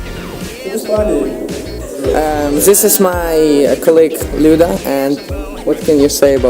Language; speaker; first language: English; non-native, learner; Ukrainian